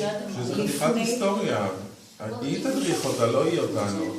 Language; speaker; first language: Hebrew; native; Hebrew